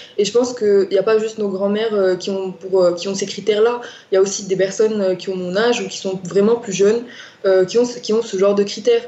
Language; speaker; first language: French; non-native, local second language; Arabic